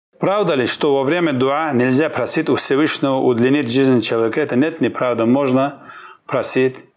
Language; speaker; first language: Russian; non-native, local second language; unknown